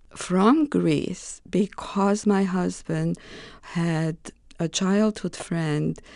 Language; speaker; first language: English; non-native, fluent; Romanian